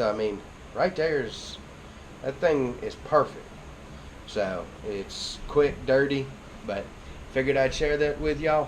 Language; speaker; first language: English; native; English